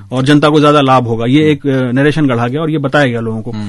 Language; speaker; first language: Hindi; native; Hindi